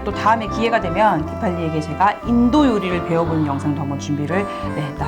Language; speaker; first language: Korean; native; Korean